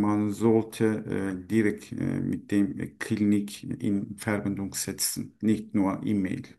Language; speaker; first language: German; non-native, learner; Turkish